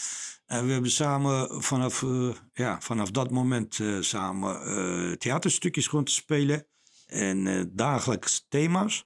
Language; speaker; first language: Dutch; non-native, learner; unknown